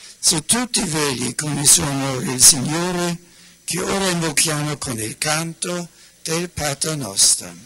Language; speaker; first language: Italian; non-native, fluent; German